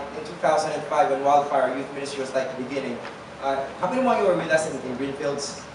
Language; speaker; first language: English; non-native, local second language; Filipino